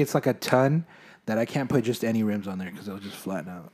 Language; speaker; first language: English; early bilingual, other home language; Spanish